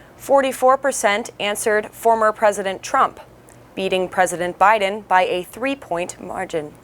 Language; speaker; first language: English; native; English